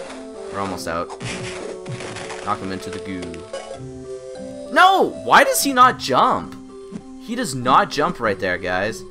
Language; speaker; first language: English; native; English